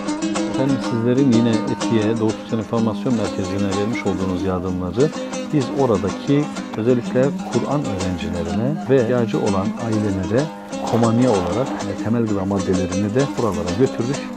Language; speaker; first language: Turkish; native; Turkish